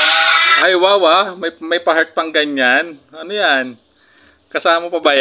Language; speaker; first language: Filipino; native; Filipino